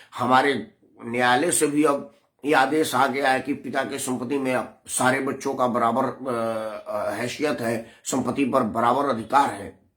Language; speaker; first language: Hindi; native; Hindi